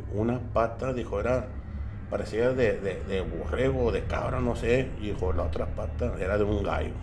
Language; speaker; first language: Spanish; early bilingual, heritage; Spanish